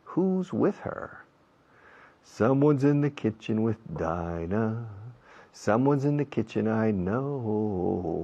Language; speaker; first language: English; non-native, fluent; Spanish